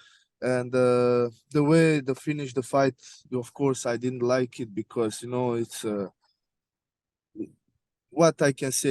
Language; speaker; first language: English; non-native, learner; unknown